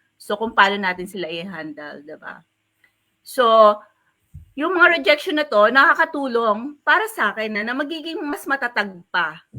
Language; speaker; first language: Filipino; native; Filipino